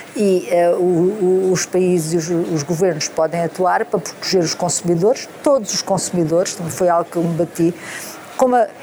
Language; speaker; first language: Portuguese; native; Portuguese